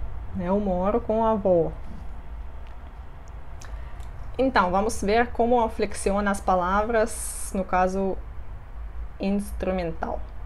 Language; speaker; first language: Portuguese; non-native, fluent; Russian